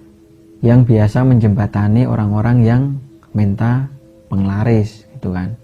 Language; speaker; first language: Indonesian; native; Indonesian